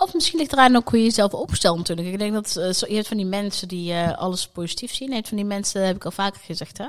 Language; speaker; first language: Dutch; early bilingual, other home language; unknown